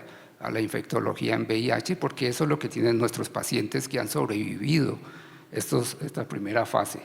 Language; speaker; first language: Spanish; native; Spanish